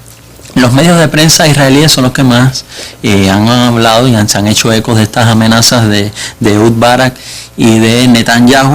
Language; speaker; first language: Spanish; native; Spanish